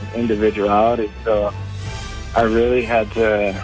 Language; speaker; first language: English; native; English